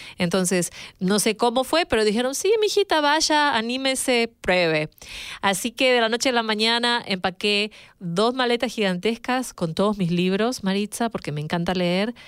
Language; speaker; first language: Spanish; native; Spanish